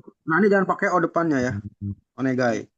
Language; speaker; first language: Indonesian; native; Indonesian